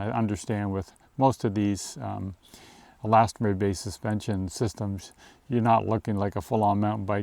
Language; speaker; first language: English; native; English